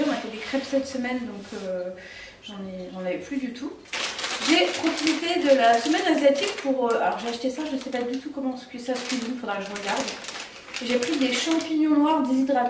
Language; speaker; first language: French; native; French